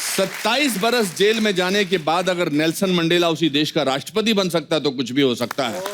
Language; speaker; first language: Hindi; native; Hindi